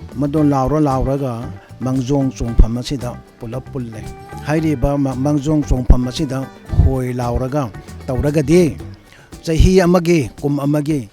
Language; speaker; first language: Manipuri; non-native, local second language; Rongmei Naga